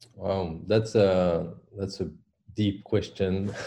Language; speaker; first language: English; non-native, fluent; French